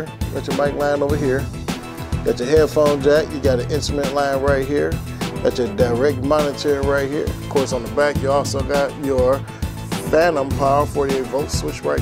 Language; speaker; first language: English; native; English